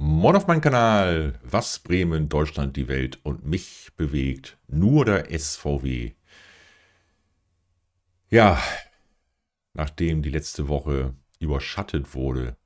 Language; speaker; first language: German; native; German